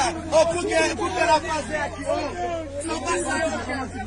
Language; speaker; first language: Portuguese; non-native, learner; Haitian Creole